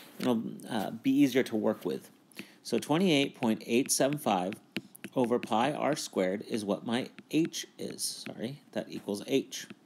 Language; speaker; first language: English; native; English